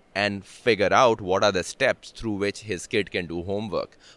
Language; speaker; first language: English; non-native, local second language; Urdu